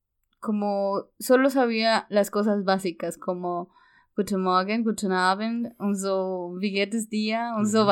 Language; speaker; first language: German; non-native, learner; Spanish